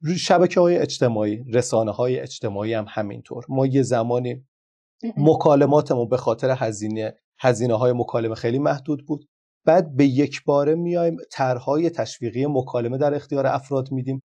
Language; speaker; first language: Persian; non-native, local second language; Azerbaijani